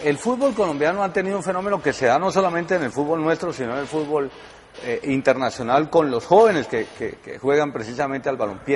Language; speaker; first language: Spanish; native; Spanish